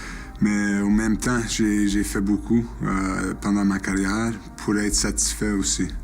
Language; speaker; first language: French; non-native, local second language; English